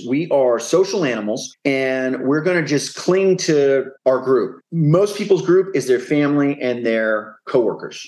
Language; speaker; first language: English; native; English